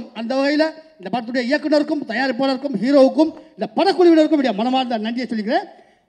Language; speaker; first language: Tamil; native; Tamil